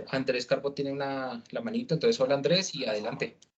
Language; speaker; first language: Spanish; native; Spanish